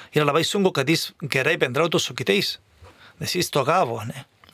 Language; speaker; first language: Lithuanian; non-native, fluent; Spanish